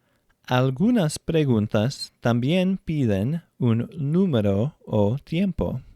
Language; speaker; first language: Spanish; non-native, fluent; English